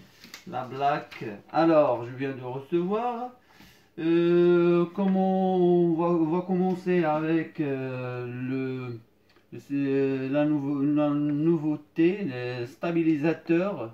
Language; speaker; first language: French; non-native, fluent; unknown